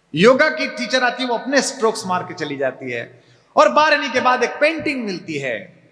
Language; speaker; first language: Hindi; native; Hindi